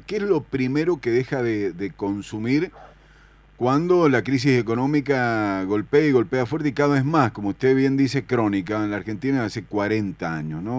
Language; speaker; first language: Spanish; native; Spanish